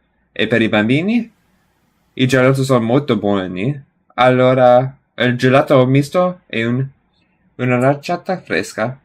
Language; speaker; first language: Italian; non-native, learner; English